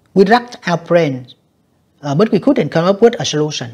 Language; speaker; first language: English; non-native, fluent; Vietnamese